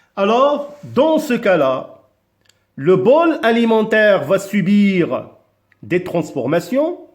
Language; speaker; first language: French; non-native, local second language; Arabic